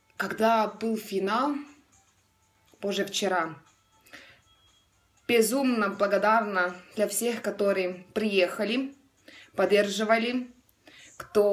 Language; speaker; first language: Russian; non-native, learner; Estonian